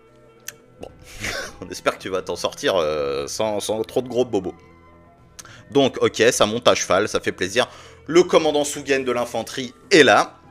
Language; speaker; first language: French; native; French